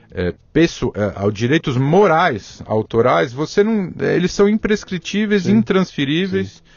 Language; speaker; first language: Portuguese; native; Portuguese